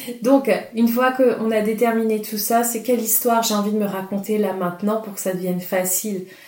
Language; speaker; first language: French; native; French